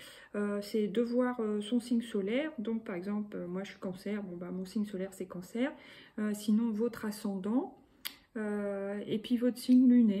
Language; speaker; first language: French; native; French